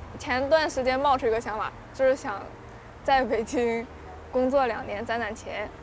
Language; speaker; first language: Chinese; native; Chinese